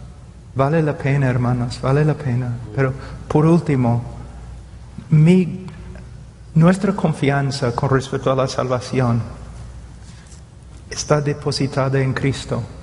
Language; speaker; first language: Spanish; non-native, fluent; English